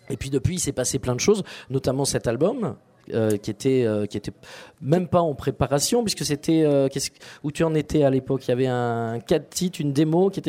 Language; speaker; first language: French; native; French